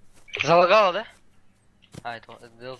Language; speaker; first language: Russian; native; Russian